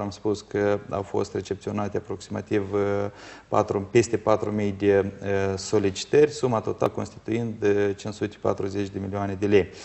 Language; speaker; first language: Romanian; native; Romanian